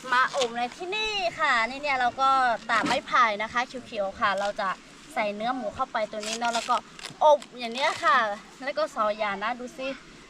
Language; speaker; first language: Thai; non-native, local second language; Lahu